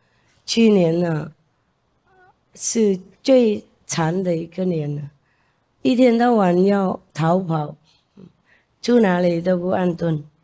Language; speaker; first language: Chinese; non-native, fluent; Vietnamese